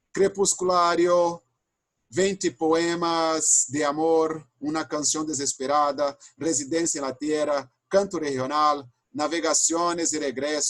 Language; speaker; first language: Spanish; non-native, fluent; Portuguese